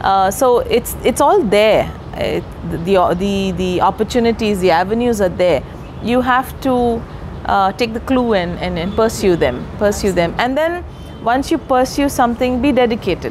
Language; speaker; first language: English; non-native, local second language; Konkani